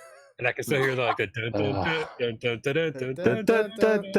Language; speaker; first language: English; native; English